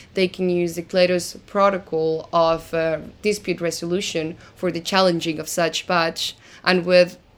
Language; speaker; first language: English; non-native, fluent; Spanish